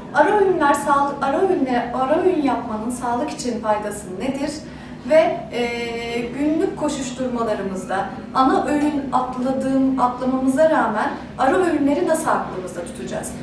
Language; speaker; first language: Turkish; native; Turkish